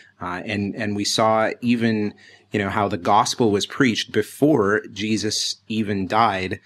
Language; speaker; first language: English; native; English